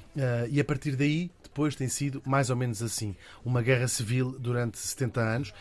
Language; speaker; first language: Portuguese; native; Portuguese